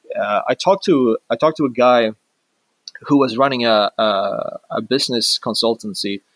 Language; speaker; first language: English; non-native, fluent; Swedish